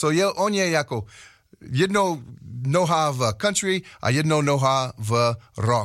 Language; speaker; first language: Czech; non-native, learner; English